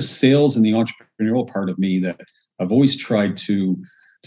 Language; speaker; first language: English; native; English